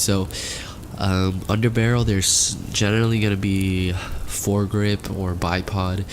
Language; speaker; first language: English; native; English